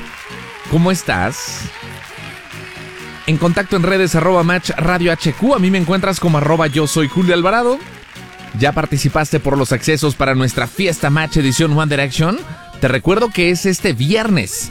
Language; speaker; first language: Spanish; native; Spanish